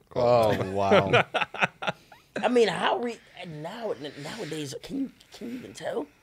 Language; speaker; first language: English; native; English